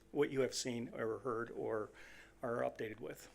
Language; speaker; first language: English; native; English